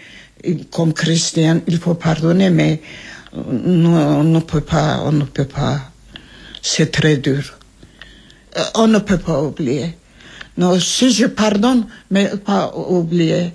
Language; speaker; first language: French; early bilingual, other home language; Armenian